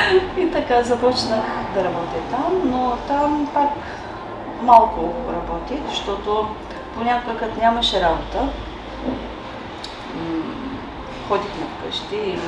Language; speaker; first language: Bulgarian; non-native, local second language; Turkish